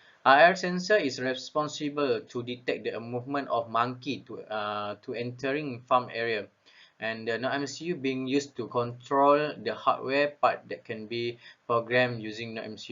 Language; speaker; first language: English; non-native, local second language; Malay